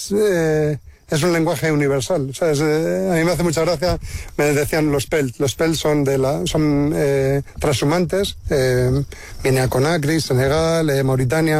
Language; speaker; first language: Spanish; native; Spanish